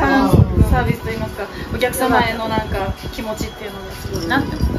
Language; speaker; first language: Japanese; native; Japanese